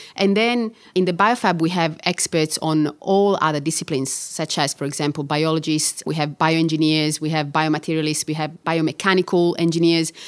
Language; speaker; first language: English; non-native, fluent; Italian